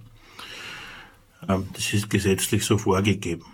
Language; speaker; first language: German; native; German